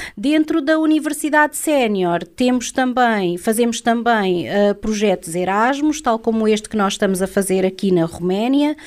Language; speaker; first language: Portuguese; native; Portuguese